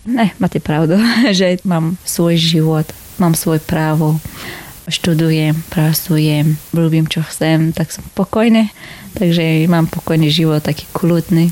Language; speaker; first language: Slovak; non-native, learner; Persian